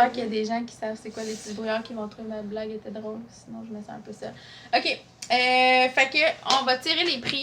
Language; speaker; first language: French; native; French